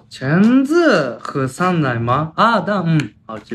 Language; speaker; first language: Chinese; non-native, learner; Japanese